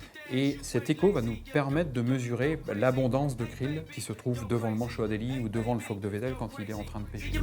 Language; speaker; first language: French; native; French